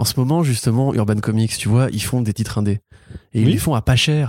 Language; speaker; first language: French; native; French